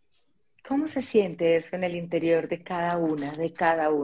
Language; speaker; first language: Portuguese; non-native, learner; Spanish